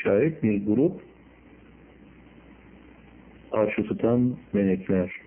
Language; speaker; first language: Turkish; native; Turkish